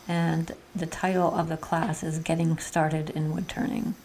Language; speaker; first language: English; native; English